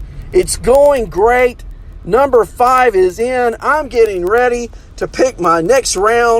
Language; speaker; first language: English; native; English